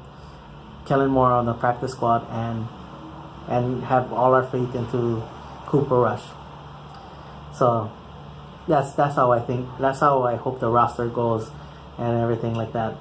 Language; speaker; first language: English; native; English